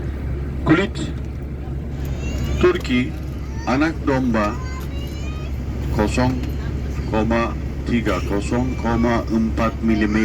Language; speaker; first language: Indonesian; non-native, fluent; Turkish